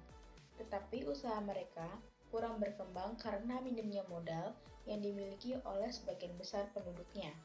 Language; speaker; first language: Indonesian; native; Indonesian